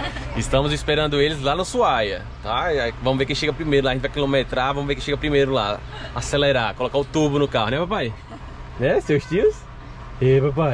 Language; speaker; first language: Portuguese; native; Portuguese